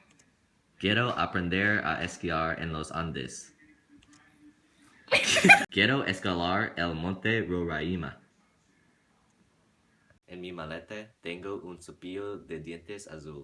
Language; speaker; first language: Spanish; non-native, learner; English